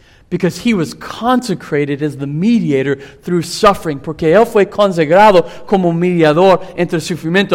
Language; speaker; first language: Spanish; non-native, fluent; English